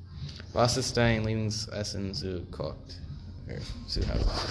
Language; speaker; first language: German; non-native, learner; English